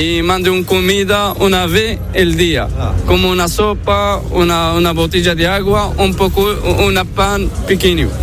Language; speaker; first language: Spanish; non-native, learner; Arabic